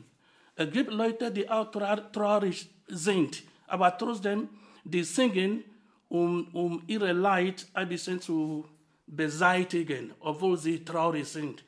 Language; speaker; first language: German; non-native, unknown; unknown